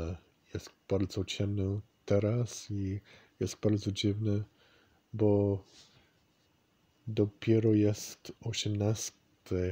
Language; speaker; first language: Polish; non-native, learner; English